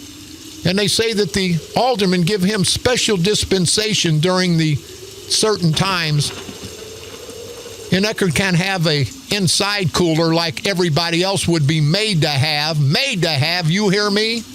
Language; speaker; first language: English; native; English